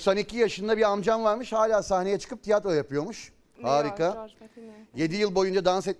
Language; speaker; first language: Turkish; native; Turkish